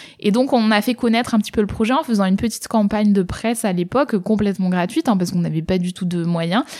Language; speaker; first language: French; native; French